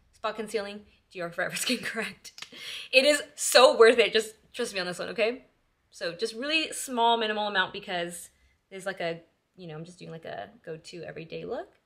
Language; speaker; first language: English; early bilingual, other home language; Spanish